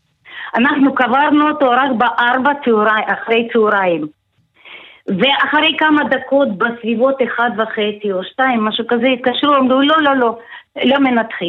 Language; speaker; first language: Hebrew; non-native, fluent; Russian